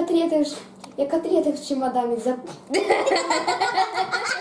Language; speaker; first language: Russian; early bilingual, heritage; Russian